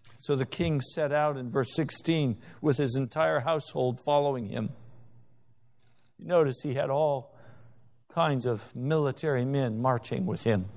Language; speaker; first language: English; native; English